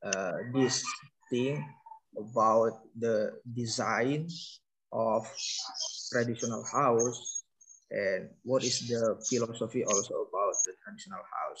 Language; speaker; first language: English; non-native, learner; Indonesian